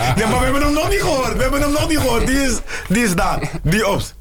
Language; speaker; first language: Dutch; native; Dutch